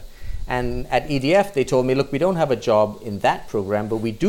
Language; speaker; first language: English; non-native, local second language; Hindi